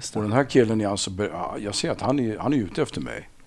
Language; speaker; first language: Swedish; native; Swedish